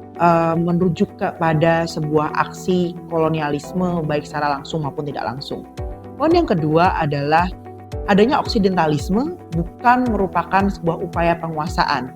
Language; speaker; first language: Indonesian; native; Indonesian